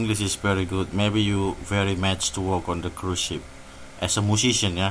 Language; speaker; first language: English; non-native, learner; Indonesian